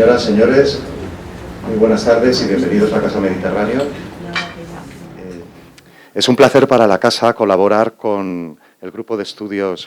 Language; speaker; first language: Spanish; native; Spanish